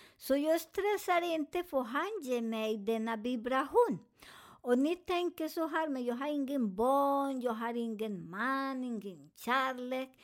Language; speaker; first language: Swedish; non-native, learner; Spanish